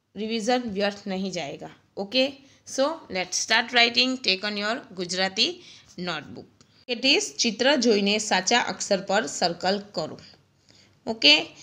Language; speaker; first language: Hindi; non-native, local second language; Gujarati